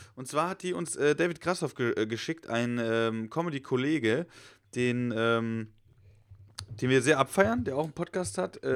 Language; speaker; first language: German; native; German